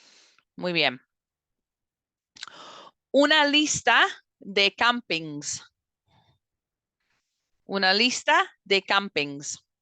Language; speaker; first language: Spanish; non-native, fluent; English